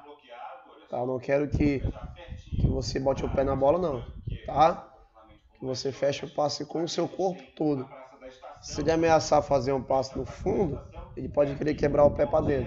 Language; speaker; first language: Portuguese; native; Portuguese